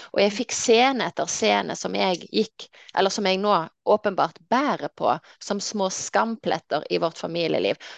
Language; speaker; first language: Norwegian; native; Norwegian